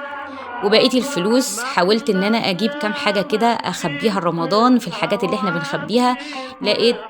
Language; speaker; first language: Arabic; native; Arabic